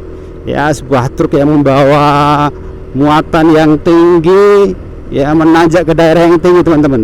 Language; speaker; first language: Indonesian; non-native, local second language; Javanese